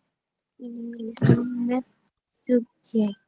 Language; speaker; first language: English; non-native, learner; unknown